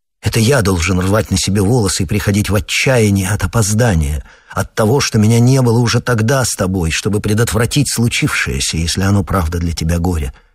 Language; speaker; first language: Russian; native; Russian